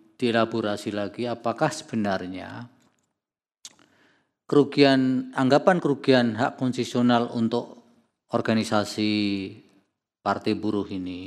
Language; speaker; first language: Indonesian; native; Indonesian